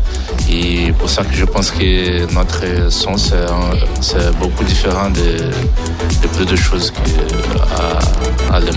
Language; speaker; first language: French; non-native, learner; Portuguese